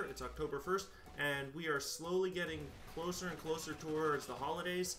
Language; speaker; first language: English; native; English